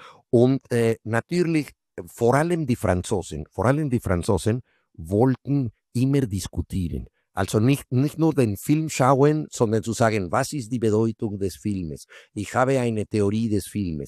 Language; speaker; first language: German; non-native, fluent; Spanish